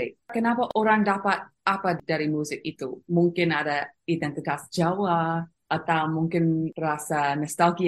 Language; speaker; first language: Indonesian; non-native, fluent; English